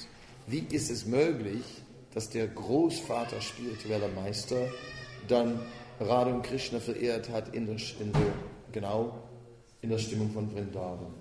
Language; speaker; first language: German; non-native, fluent; Dutch